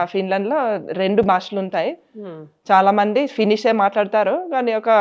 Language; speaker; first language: Telugu; non-native, fluent; Finnish